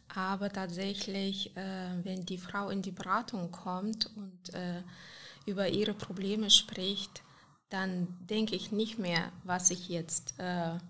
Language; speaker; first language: German; non-native, fluent; Romanian